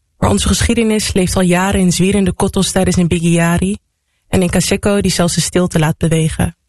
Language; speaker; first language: Dutch; native; Dutch